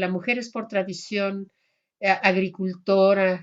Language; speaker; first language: Spanish; native; Spanish